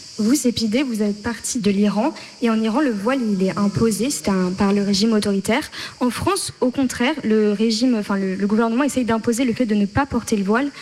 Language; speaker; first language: French; native; French